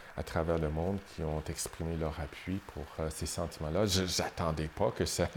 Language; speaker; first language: French; non-native, local second language; English